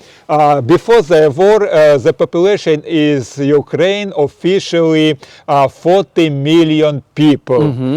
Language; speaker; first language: English; non-native, learner; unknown